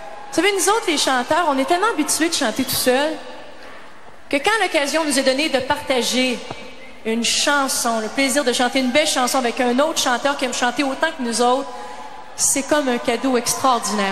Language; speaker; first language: French; native; French